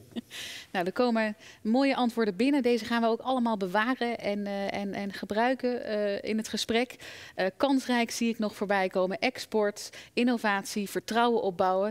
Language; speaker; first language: Dutch; native; Dutch